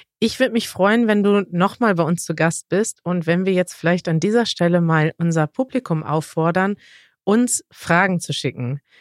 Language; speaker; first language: German; native; German